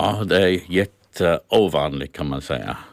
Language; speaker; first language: Swedish; non-native, learner; English